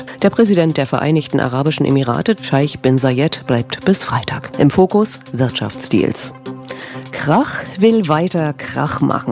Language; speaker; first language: German; native; German